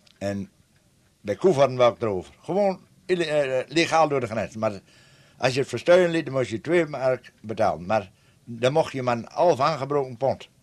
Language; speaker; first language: Dutch; native; Dutch